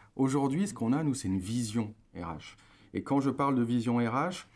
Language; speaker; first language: French; native; French